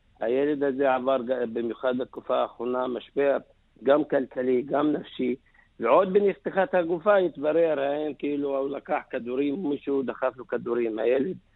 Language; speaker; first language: Hebrew; non-native, local second language; Arabic